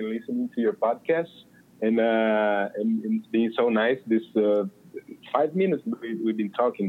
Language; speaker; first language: English; non-native, fluent; Portuguese